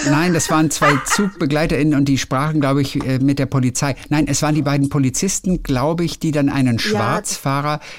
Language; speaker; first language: German; native; German